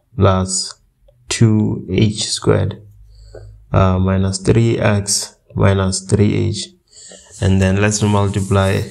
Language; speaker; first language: English; native; English